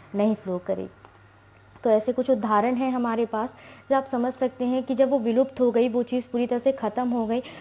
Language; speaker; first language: Hindi; native; Hindi